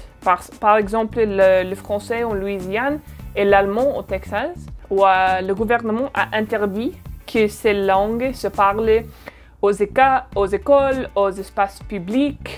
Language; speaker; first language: French; non-native, fluent; English